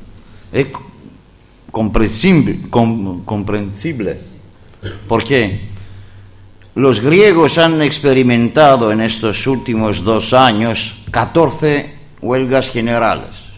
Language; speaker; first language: Spanish; non-native, learner; Greek